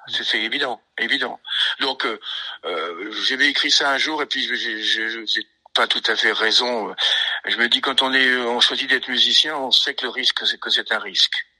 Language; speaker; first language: French; native; French